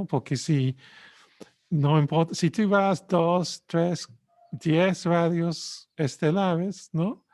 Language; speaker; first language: Spanish; non-native, fluent; English